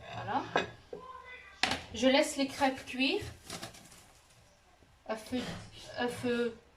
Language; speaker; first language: French; non-native, local second language; Arabic